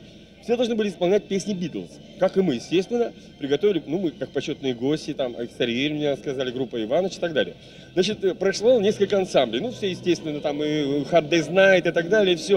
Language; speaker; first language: Russian; native; Russian